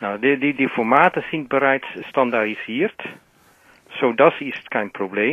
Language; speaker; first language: German; non-native, learner; Dutch